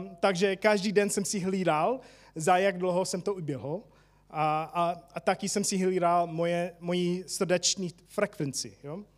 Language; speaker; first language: Czech; non-native, fluent; English